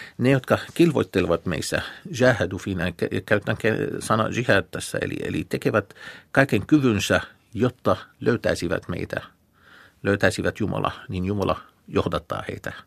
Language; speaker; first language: Finnish; non-native, fluent; Arabic